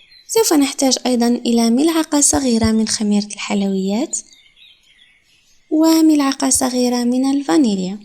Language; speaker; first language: Arabic; native; Arabic